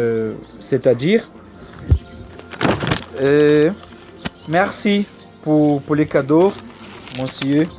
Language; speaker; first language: French; non-native, learner; Portuguese